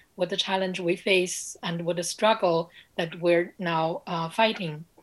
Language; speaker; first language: English; non-native, fluent; Chinese